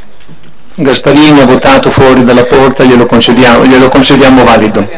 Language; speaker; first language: Italian; native; Italian